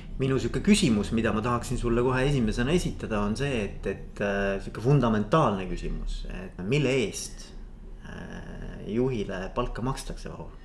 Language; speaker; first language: Estonian; native; Estonian